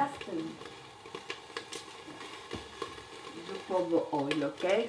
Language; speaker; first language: English; non-native, learner; Italian